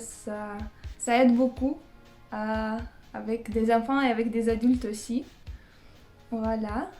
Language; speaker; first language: French; non-native, fluent; Russian